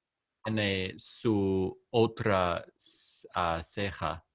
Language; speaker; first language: Spanish; non-native, learner; English